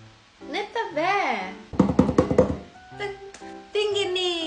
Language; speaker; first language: Lithuanian; non-native, learner; Japanese